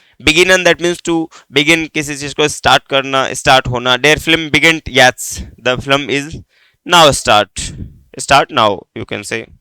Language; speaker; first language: Hindi; native; Hindi